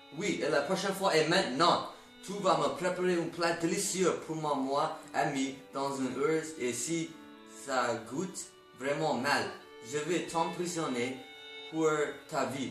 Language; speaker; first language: French; non-native, learner; English